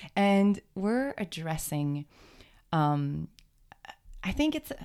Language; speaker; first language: English; native; English